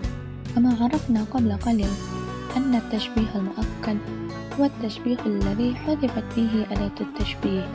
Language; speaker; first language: Arabic; non-native, learner; Indonesian